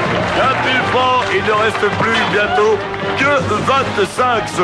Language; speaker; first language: French; native; French